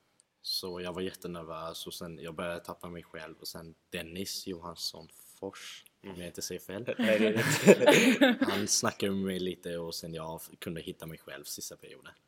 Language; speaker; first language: Swedish; non-native, fluent; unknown